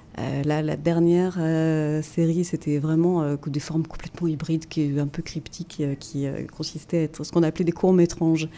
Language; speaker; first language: French; native; French